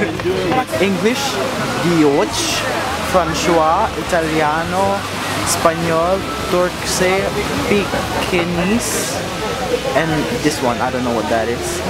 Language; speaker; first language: English; non-native, local second language; Filipino